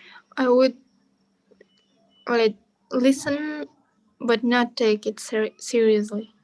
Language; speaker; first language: English; non-native, learner; Russian